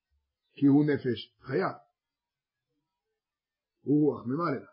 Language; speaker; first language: Hebrew; native; Hebrew